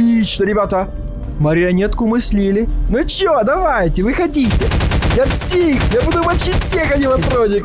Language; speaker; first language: Russian; native; Russian